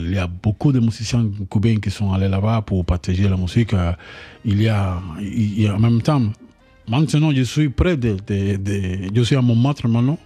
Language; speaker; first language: French; non-native, learner; Spanish